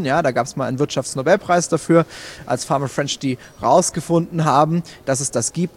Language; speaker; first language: German; native; German